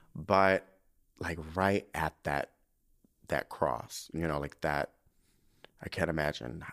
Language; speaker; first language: English; native; English